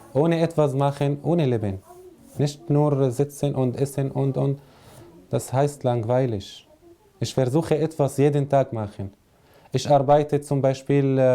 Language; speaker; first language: German; non-native, learner; Arabic